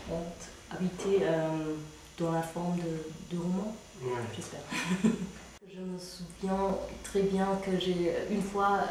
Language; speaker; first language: French; non-native, fluent; German